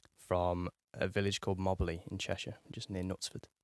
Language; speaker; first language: English; native; English